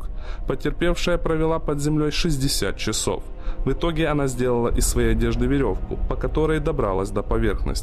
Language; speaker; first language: Russian; native; Russian